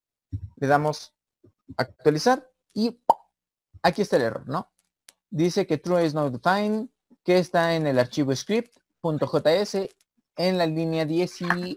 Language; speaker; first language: Spanish; native; Spanish